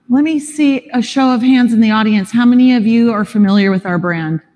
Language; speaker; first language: English; native; English